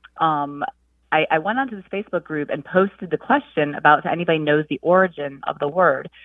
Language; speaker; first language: English; native; English